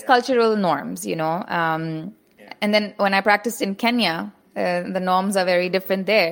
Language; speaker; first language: English; non-native, local second language; Hindi